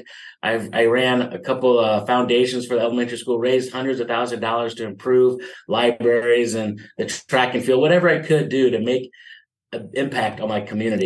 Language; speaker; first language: English; native; English